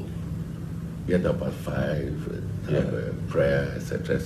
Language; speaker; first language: English; non-native, local second language; Akan